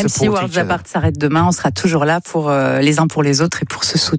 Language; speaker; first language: French; native; French